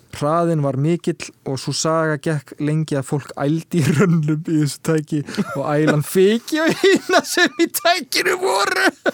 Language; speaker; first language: Icelandic; early bilingual, heritage; Icelandic